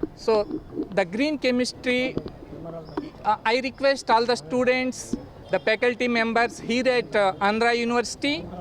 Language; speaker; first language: English; non-native, local second language; Telugu